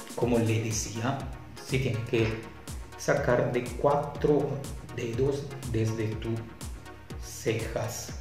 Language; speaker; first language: Spanish; non-native, fluent; Italian